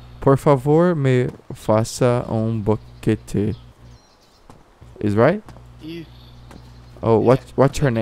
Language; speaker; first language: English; non-native, fluent; Portuguese